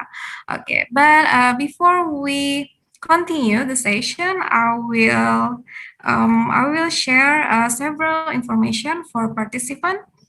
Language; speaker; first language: English; non-native, fluent; Indonesian